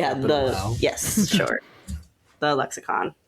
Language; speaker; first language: English; native; English